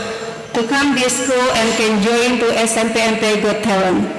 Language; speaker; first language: English; non-native, learner; Indonesian